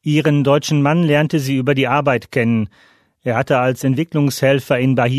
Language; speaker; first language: German; native; German